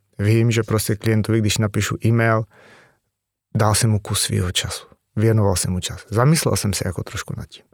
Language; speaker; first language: Czech; non-native, fluent; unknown